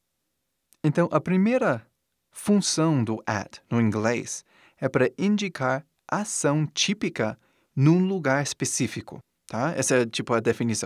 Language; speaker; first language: Portuguese; non-native, fluent; English